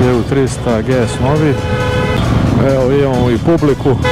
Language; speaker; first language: Croatian; native; Croatian